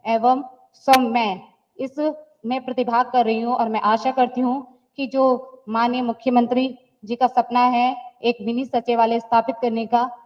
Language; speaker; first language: Hindi; native; Hindi